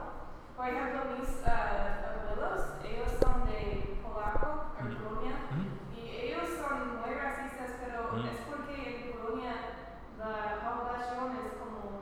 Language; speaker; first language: Spanish; non-native, learner; English